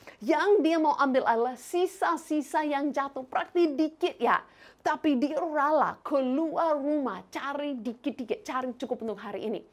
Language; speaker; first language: Indonesian; non-native, fluent; English